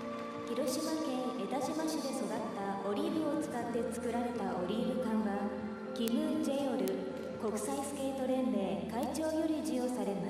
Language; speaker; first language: Japanese; native; Japanese